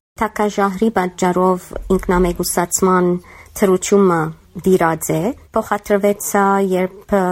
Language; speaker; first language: Armenian; early bilingual, heritage; Armenian